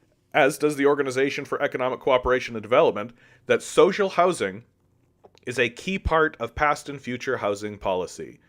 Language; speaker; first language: English; native; English